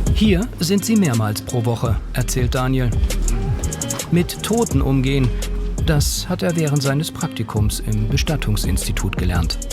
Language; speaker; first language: German; native; German